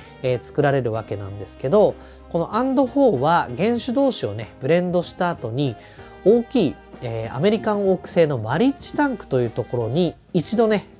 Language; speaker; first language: Japanese; native; Japanese